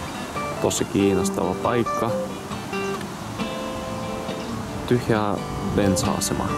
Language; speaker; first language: Finnish; non-native, fluent; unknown